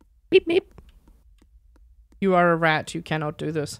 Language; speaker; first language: English; native; English